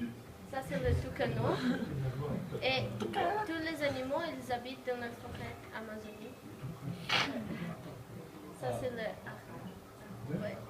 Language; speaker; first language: French; non-native, learner; Portuguese